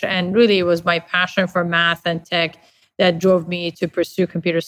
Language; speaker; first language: English; non-native, fluent; Persian